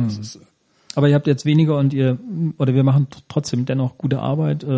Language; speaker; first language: German; native; German